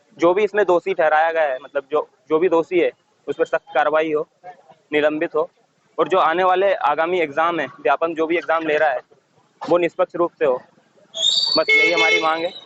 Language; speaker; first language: Hindi; native; Hindi